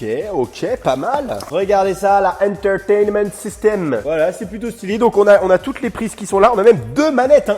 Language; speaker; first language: French; native; French